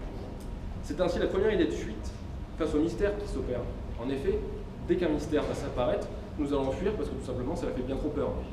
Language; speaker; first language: French; native; French